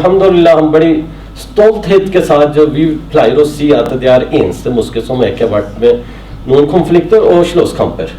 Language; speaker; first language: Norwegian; non-native, fluent; Urdu